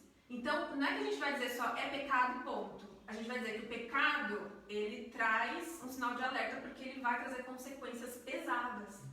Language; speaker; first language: Portuguese; native; Portuguese